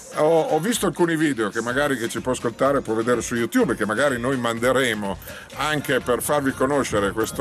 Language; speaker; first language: Italian; native; Italian